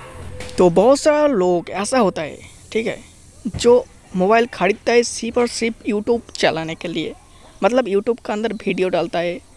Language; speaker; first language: Hindi; non-native, local second language; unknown